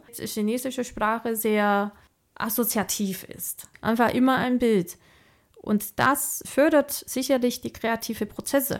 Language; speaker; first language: German; non-native, fluent; Chinese